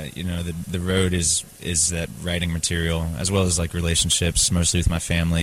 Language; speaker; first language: English; native; English